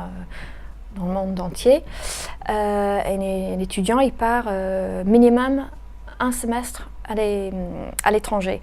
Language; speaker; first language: French; native; French